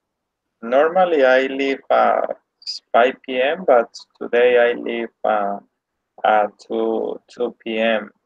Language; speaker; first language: English; non-native, learner; Spanish